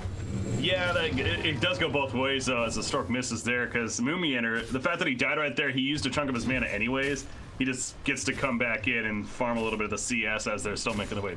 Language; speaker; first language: English; native; English